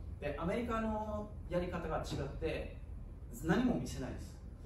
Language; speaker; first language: Japanese; non-native, fluent; German